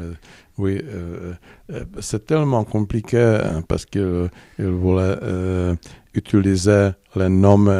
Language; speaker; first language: French; non-native, learner; Czech